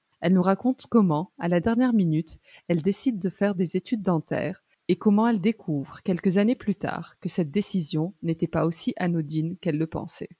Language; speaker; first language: French; early bilingual, other home language; Arabic